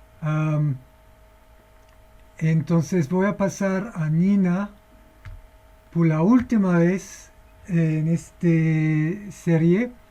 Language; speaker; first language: Spanish; non-native, fluent; English